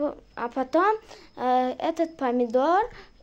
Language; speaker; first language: Russian; non-native, learner; Tajik